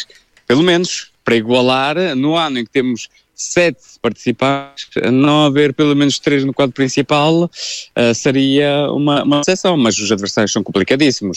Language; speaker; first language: Portuguese; native; Portuguese